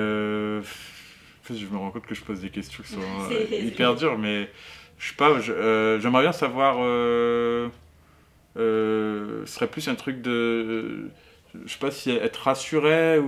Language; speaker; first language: French; native; French